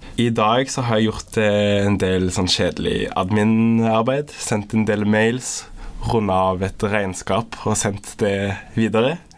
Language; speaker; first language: Norwegian; native; Norwegian